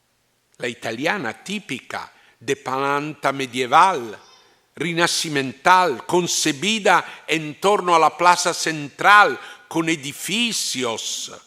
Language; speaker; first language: Spanish; non-native, fluent; Italian